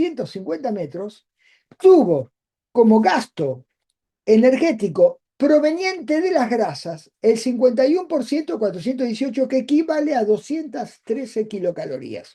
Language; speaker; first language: Spanish; native; Spanish